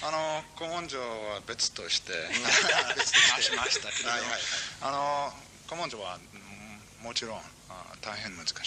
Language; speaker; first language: Japanese; non-native, fluent; English